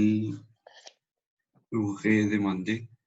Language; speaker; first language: French; non-native, learner; Spanish